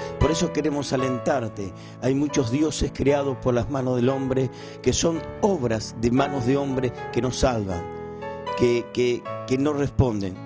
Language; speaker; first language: Spanish; native; Spanish